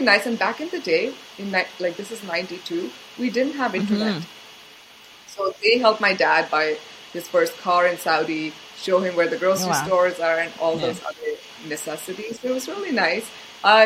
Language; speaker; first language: English; non-native, local second language; Hindi